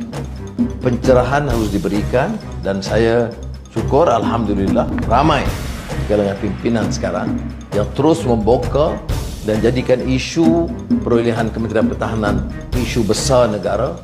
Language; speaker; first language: Malay; native; Malay